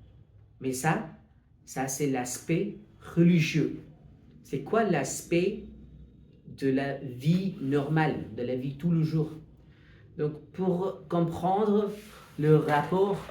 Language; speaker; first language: French; non-native, fluent; Hindi